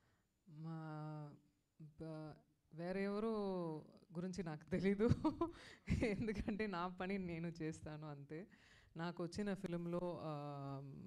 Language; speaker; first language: Telugu; non-native, fluent; Tamil